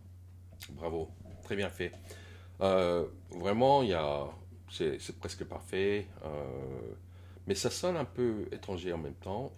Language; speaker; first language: French; non-native, fluent; Korean